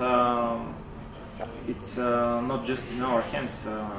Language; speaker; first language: English; non-native, fluent; Bulgarian